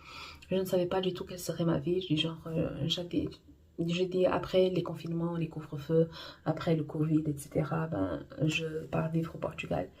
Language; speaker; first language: French; non-native, fluent; Portuguese